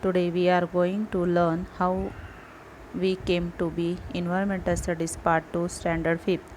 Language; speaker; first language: English; non-native, local second language; Marathi